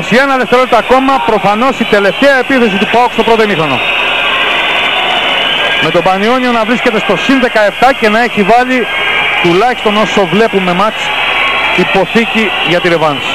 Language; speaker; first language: Greek; native; Greek